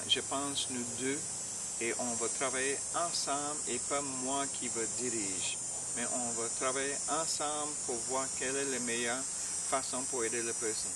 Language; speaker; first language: French; non-native, learner; English